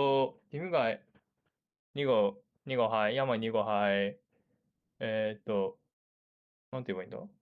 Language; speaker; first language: Chinese; non-native, learner; Japanese